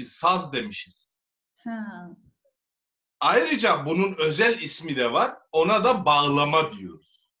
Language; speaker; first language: Turkish; native; Turkish